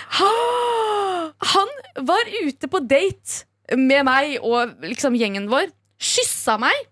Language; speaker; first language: Norwegian; early bilingual, other home language; Kurdish